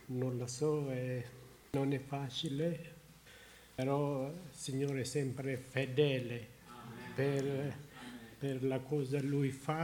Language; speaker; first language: Italian; non-native, learner; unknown